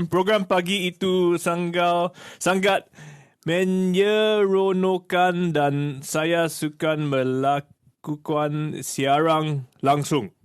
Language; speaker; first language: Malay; non-native, learner; English